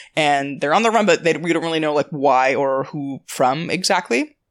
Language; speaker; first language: English; native; English